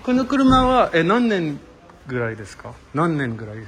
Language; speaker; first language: Japanese; non-native, learner; French